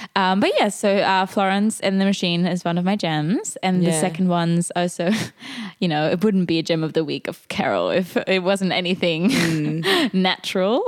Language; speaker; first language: English; non-native, fluent; German